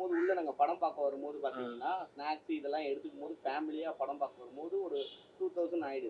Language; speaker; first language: Tamil; native; Tamil